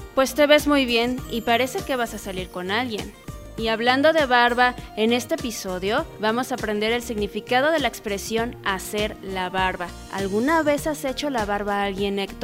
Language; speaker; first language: Spanish; native; Spanish